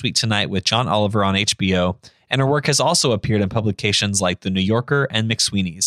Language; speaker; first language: English; native; English